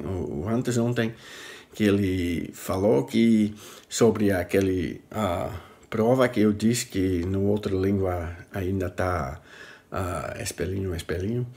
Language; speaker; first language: Portuguese; non-native, fluent; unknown